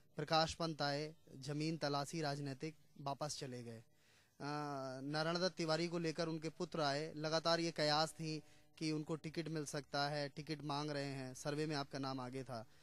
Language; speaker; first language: Hindi; native; Hindi